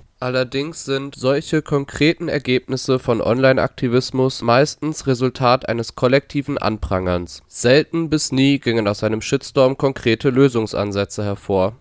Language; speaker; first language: German; native; German